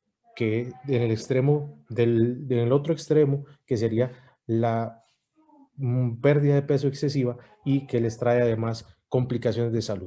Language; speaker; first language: Spanish; native; Spanish